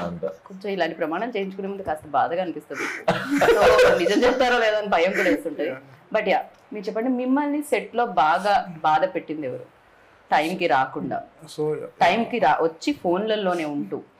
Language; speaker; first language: Telugu; native; Telugu